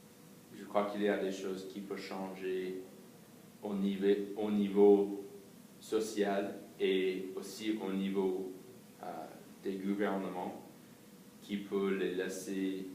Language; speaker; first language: French; non-native, fluent; English